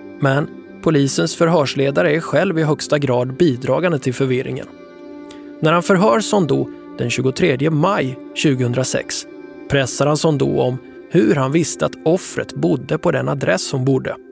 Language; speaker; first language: Swedish; native; Swedish